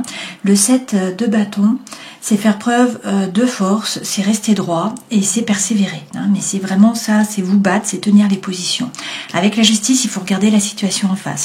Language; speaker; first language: French; native; French